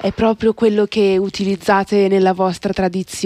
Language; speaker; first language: Italian; native; Italian